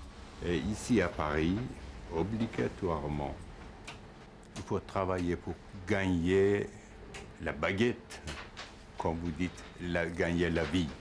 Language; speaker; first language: French; non-native, fluent; Persian